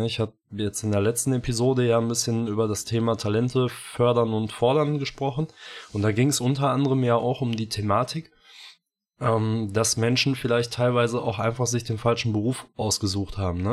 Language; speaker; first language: German; native; German